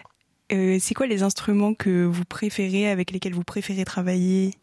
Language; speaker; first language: French; native; French